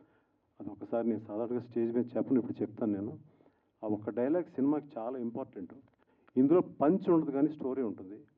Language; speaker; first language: Telugu; native; Telugu